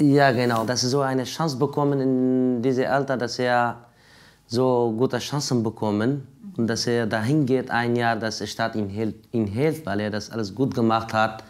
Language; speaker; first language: German; non-native, learner; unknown